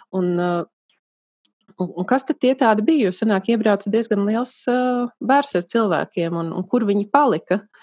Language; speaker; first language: Latvian; native; Latvian